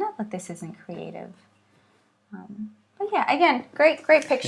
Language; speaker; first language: English; native; English